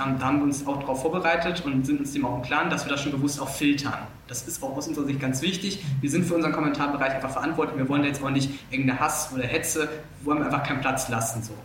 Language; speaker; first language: German; native; German